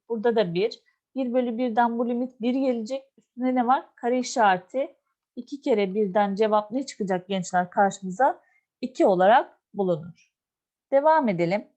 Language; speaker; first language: Turkish; native; Turkish